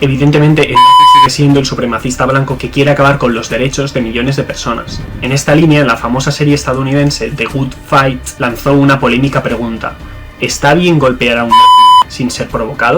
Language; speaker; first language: Spanish; native; Spanish